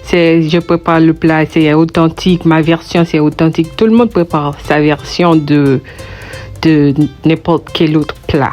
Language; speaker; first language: French; non-native, local second language; Haitian Creole